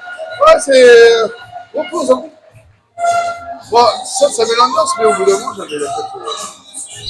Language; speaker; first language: French; native; French